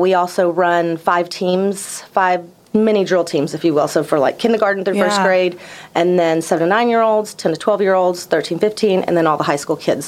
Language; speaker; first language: English; native; English